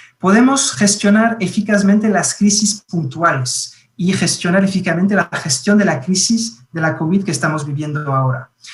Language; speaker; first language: Spanish; non-native, fluent; French